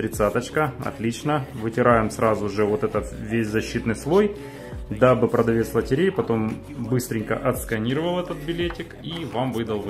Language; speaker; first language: Russian; native; Russian